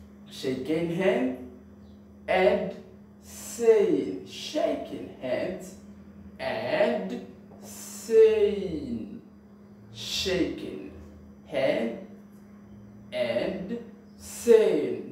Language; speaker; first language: English; non-native, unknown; Haitian Creole